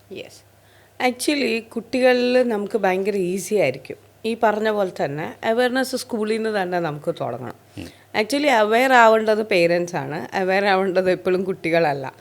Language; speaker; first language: Malayalam; non-native, local second language; Hindi